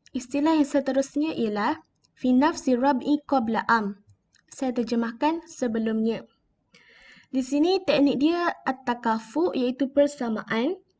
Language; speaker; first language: Malay; native; Malay